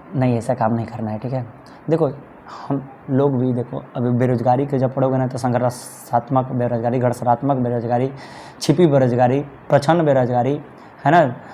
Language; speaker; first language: Hindi; native; Hindi